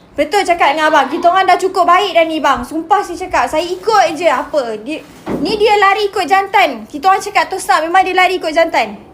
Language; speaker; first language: Malay; native; Malay